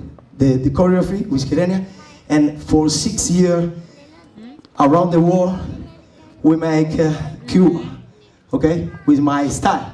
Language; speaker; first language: English; non-native, learner; Spanish